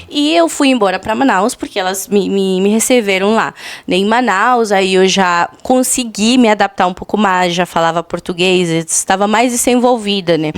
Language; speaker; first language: Portuguese; non-native, fluent; Spanish